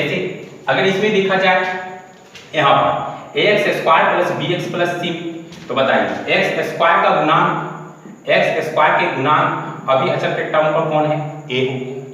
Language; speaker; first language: Hindi; native; Hindi